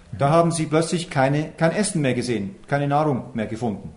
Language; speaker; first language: German; native; German